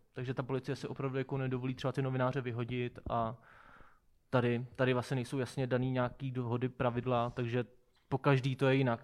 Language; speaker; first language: Czech; native; Czech